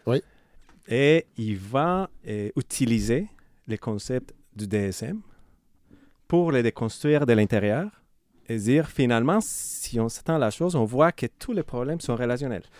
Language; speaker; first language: French; non-native, fluent; Spanish